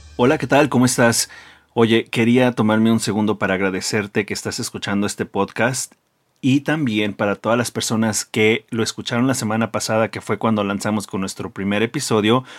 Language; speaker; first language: Spanish; early bilingual, heritage; Spanish